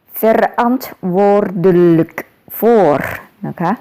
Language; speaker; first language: Dutch; non-native, learner; Thai